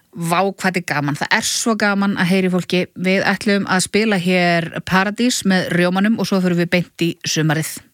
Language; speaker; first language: Icelandic; native; Icelandic